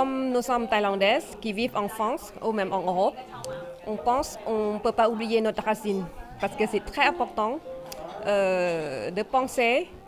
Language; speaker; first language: French; non-native, fluent; Thai